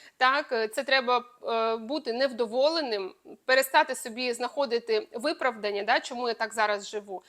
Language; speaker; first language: Ukrainian; non-native, local second language; Russian